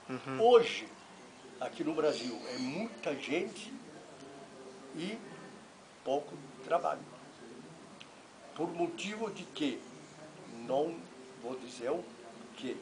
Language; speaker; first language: Portuguese; non-native, fluent; Italian